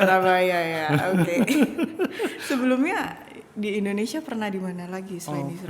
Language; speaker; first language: Indonesian; native; Indonesian